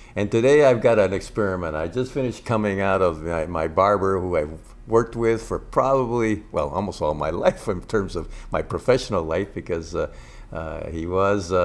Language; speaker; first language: English; non-native, local second language; Spanish